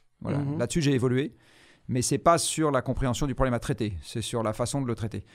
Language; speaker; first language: French; native; French